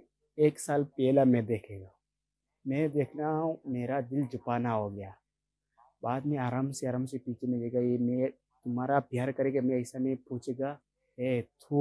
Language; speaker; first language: Hindi; non-native, learner; Oromo